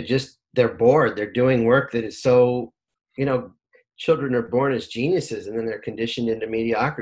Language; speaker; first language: English; native; English